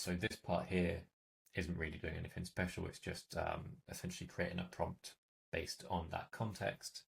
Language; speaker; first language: English; native; English